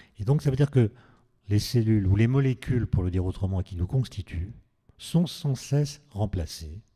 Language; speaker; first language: French; native; French